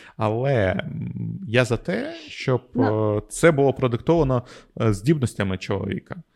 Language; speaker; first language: Ukrainian; non-native, local second language; Russian